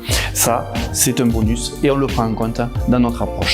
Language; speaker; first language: French; native; French